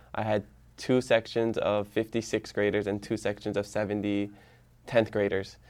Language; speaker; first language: English; early bilingual, other home language; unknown